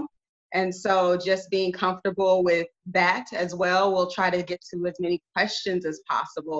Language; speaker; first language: English; native; English